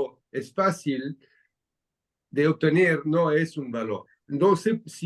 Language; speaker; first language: Spanish; non-native, learner; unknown